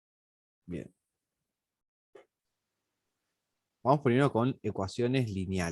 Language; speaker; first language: Spanish; native; Spanish